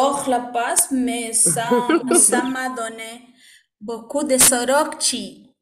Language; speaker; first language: French; non-native, learner; Spanish